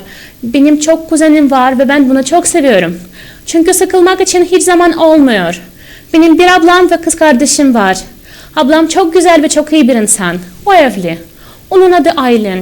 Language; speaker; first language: Turkish; non-native, fluent; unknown